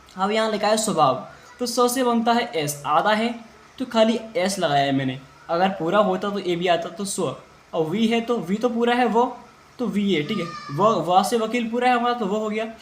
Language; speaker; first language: Hindi; native; Hindi